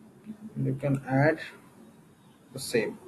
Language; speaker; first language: English; non-native, local second language; Telugu